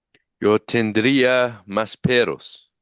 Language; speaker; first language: Spanish; non-native, learner; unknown